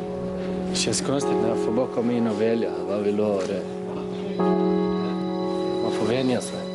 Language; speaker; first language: Swedish; early bilingual, other home language; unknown